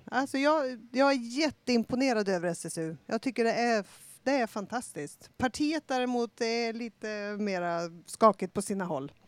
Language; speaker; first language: Swedish; native; Swedish